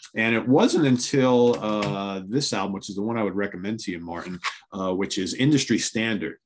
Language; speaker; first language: English; native; English